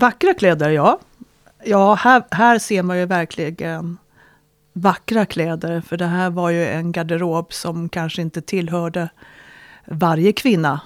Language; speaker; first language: Swedish; native; Swedish